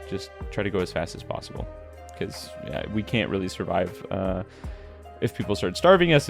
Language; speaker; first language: English; native; English